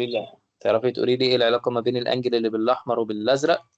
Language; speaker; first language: Arabic; native; Arabic